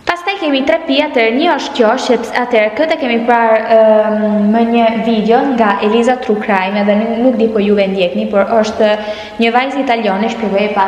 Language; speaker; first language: Albanian; early bilingual, heritage; Albanian